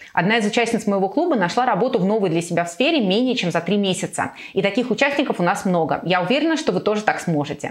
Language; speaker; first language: Russian; native; Russian